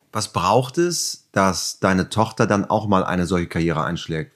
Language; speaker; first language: German; native; German